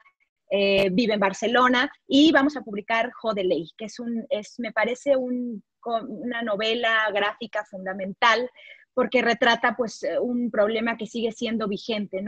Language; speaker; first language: Spanish; native; Spanish